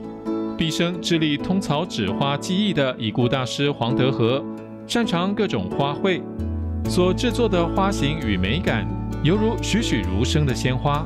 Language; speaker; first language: Chinese; native; Chinese